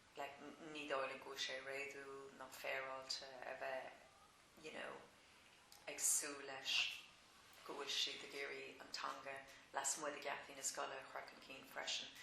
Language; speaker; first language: Irish; non-native, local second language; English